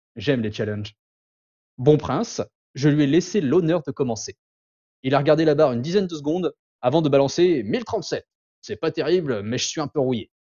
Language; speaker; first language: French; native; French